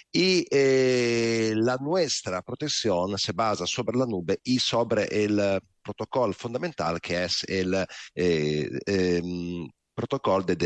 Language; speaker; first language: Spanish; non-native, learner; Italian